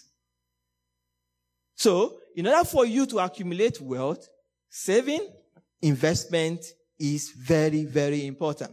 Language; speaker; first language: English; non-native, local second language; Yoruba